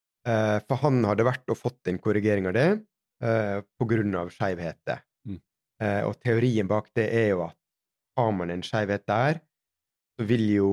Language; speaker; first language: Norwegian; native; Norwegian